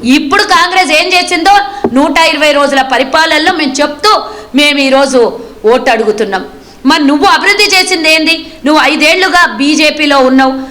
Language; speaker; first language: Telugu; native; Telugu